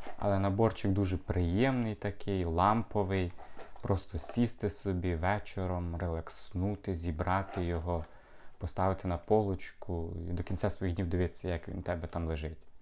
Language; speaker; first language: Ukrainian; non-native, local second language; Russian